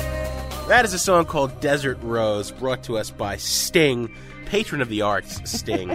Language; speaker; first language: English; native; English